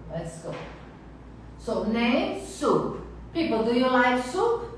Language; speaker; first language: English; non-native, fluent; Portuguese